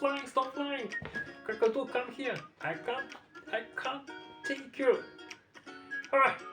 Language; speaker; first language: English; non-native, learner; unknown